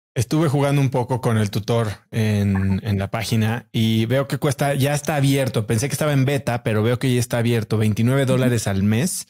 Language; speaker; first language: Spanish; native; Spanish